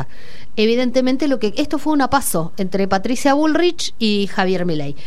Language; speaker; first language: Spanish; native; Spanish